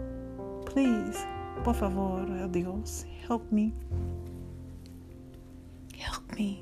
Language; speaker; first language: Spanish; non-native, learner; English